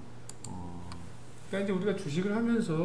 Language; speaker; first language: Korean; native; Korean